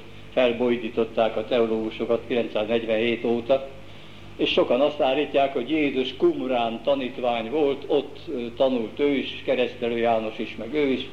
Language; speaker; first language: Hungarian; native; Hungarian